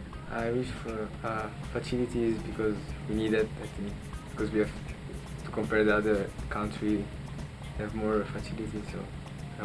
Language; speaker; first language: English; non-native, learner; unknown